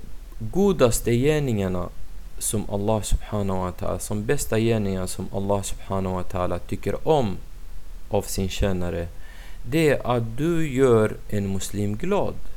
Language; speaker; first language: Swedish; non-native, fluent; Arabic